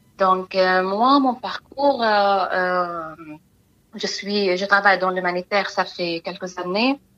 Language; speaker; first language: French; non-native, learner; Arabic